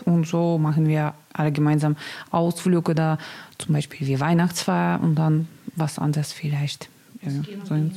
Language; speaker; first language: German; non-native, learner; Russian